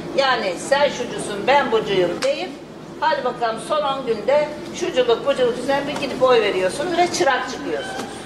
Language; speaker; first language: Turkish; native; Turkish